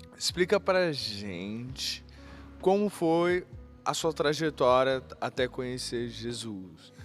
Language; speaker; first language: Portuguese; native; Portuguese